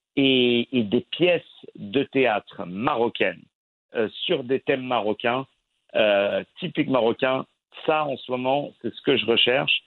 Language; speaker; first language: French; native; French